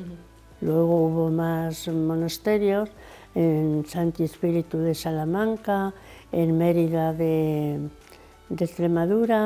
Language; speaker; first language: Spanish; native; Spanish